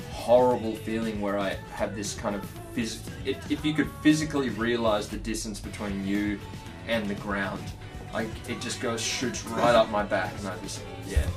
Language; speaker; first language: English; native; English